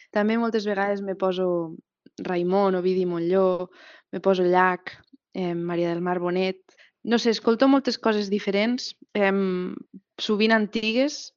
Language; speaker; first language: Catalan; native; Catalan